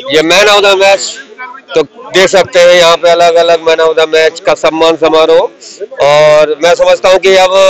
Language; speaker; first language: Hindi; non-native, local second language; Punjabi